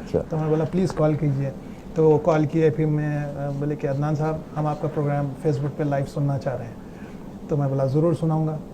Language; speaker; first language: Hindi; non-native, local second language; Urdu